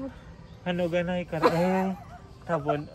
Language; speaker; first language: Japanese; non-native, learner; Filipino